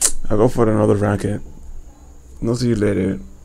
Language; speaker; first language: English; non-native, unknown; Spanish